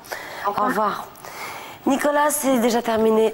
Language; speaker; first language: French; native; French